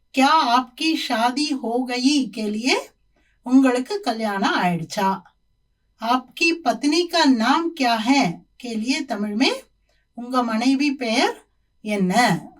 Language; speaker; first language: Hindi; non-native, local second language; Tamil